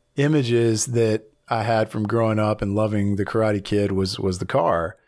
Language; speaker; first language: English; native; English